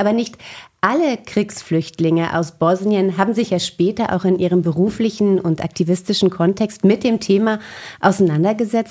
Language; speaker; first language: German; native; German